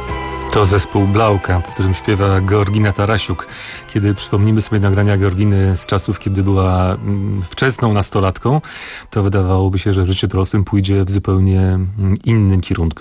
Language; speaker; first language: Polish; native; Polish